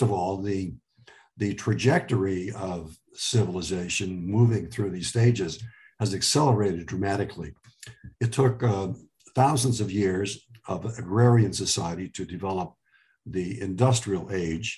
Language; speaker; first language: English; early bilingual, other home language; Arabic